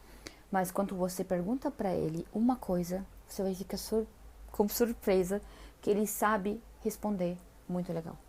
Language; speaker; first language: Portuguese; non-native, fluent; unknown